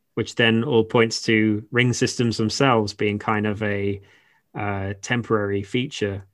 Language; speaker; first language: English; native; English